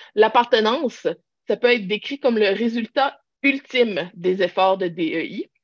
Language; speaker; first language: French; native; French